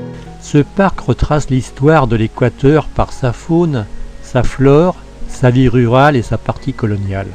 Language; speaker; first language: French; native; French